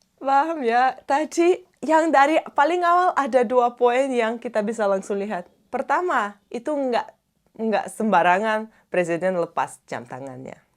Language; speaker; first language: Indonesian; non-native, fluent; Russian